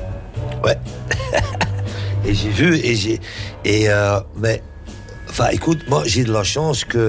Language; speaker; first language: French; non-native, local second language; Dutch